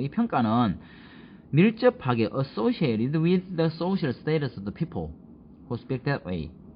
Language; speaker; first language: English; non-native, fluent; Korean